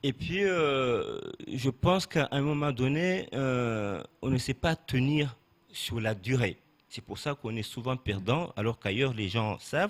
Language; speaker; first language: French; native; French